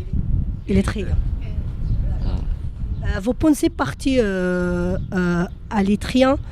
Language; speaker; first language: French; non-native, learner; Arabic